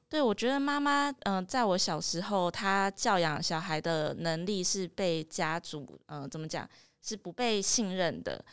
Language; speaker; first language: Chinese; native; Chinese